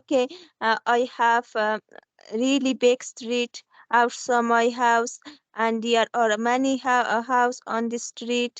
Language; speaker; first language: English; non-native, learner; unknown